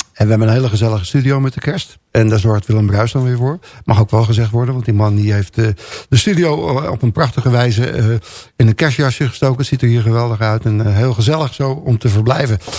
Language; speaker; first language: Dutch; native; Dutch